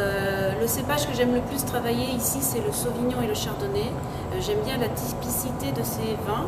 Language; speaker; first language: French; native; French